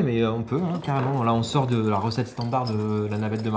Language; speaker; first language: French; native; French